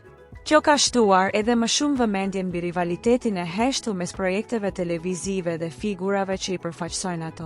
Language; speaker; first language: Albanian; native; Albanian